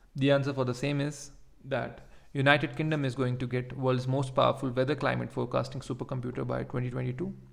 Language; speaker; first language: English; non-native, local second language; Hindi